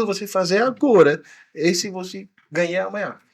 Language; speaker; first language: Portuguese; non-native, learner; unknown